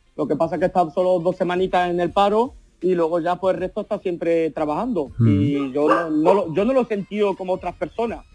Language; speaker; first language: Spanish; early bilingual, heritage; Spanish